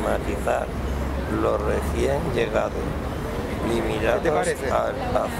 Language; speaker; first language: Spanish; native; Spanish